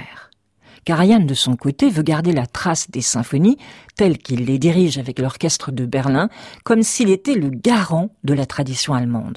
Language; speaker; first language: French; native; French